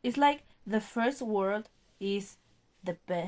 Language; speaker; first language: English; non-native, learner; Spanish